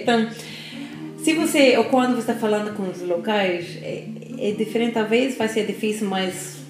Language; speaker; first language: Portuguese; non-native, learner; English